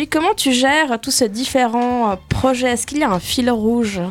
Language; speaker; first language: French; native; French